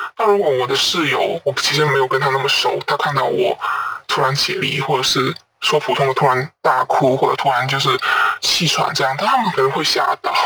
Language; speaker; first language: Chinese; non-native, local second language; Cantonese